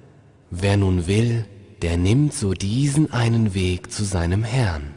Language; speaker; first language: German; native; German